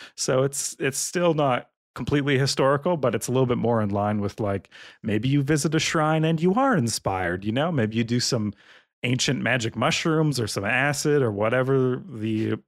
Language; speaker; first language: English; native; English